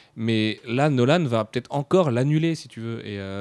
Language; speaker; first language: French; native; French